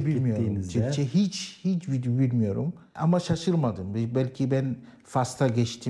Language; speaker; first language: Turkish; non-native, learner; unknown